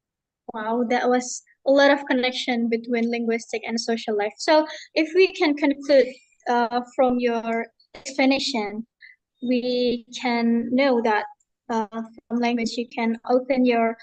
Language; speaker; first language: English; non-native, fluent; Indonesian